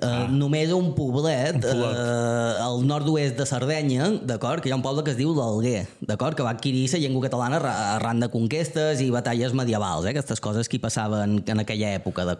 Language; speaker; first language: Catalan; native; Catalan